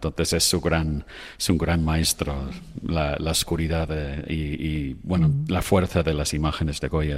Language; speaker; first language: Spanish; non-native, fluent; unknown